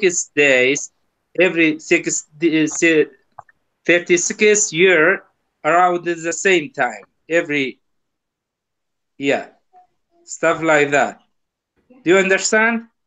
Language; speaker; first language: English; non-native, learner; Kurdish